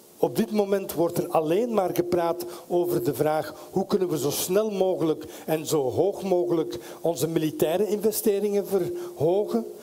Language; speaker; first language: Dutch; native; Dutch